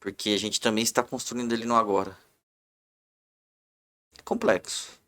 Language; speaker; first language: Portuguese; native; Portuguese